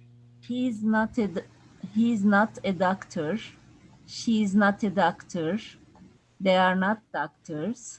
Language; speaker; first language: English; non-native, learner; Turkish